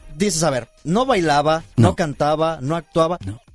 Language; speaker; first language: Spanish; native; Spanish